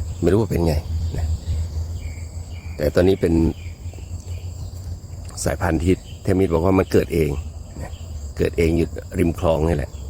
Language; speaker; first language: Thai; native; Thai